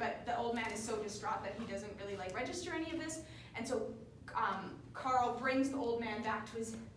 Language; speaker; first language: English; native; English